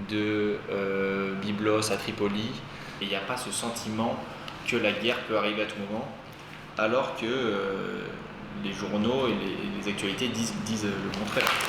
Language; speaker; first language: French; native; French